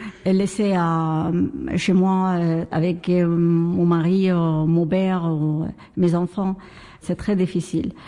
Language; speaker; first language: French; non-native, learner; Arabic